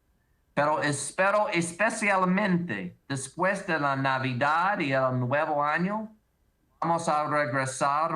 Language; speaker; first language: Spanish; non-native, learner; English